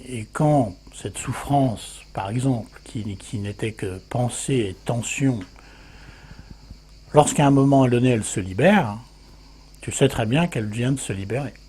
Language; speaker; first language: French; native; French